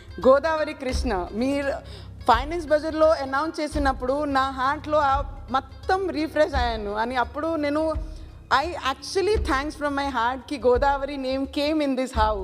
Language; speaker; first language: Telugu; non-native, learner; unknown